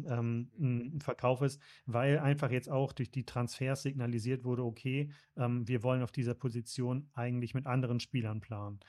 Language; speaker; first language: German; native; German